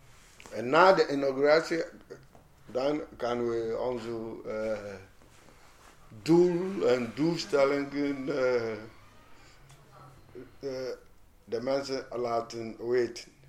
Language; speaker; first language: Dutch; non-native, fluent; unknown